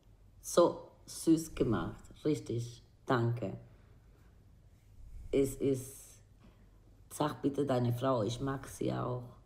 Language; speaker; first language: German; non-native, learner; Spanish